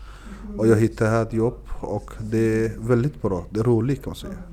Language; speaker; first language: Swedish; non-native, learner; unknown